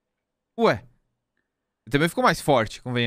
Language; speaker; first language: Portuguese; native; Portuguese